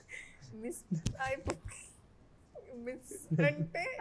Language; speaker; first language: Telugu; non-native, fluent; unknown